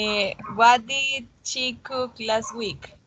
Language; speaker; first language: English; non-native, learner; Spanish